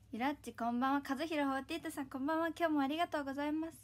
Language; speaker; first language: Japanese; native; Japanese